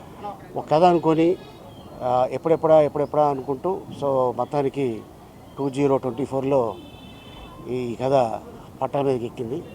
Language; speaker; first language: Telugu; native; Telugu